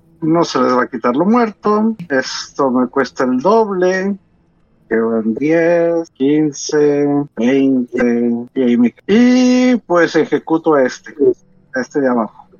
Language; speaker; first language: Spanish; native; Spanish